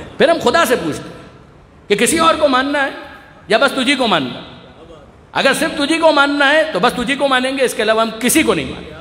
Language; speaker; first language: Urdu; non-native, local second language; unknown